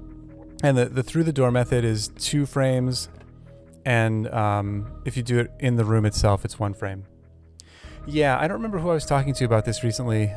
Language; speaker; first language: English; native; English